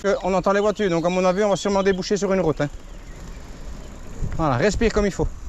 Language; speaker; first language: French; native; French